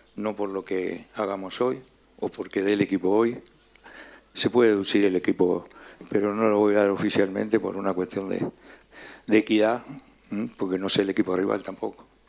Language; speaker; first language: Spanish; native; Spanish